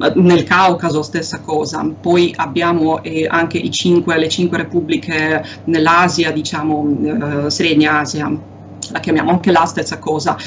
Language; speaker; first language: Italian; non-native, fluent; Russian